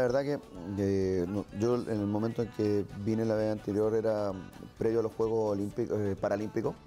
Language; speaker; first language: Spanish; native; Spanish